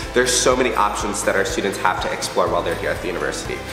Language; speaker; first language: English; native; English